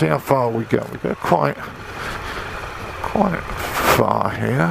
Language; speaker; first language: English; native; English